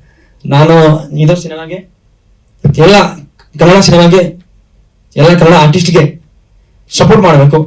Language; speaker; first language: Kannada; non-native, learner; Hindi